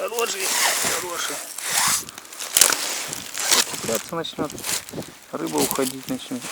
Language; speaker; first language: Russian; native; Russian